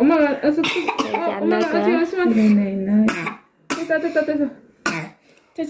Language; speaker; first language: Korean; non-native, fluent; Spanish